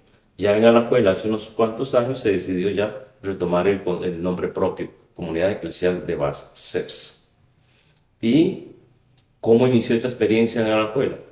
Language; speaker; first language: Spanish; native; Spanish